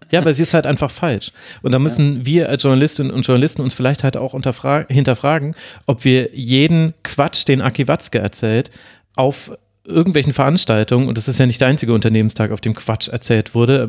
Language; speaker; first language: German; native; German